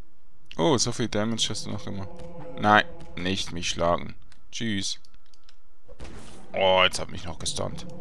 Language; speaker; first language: German; native; German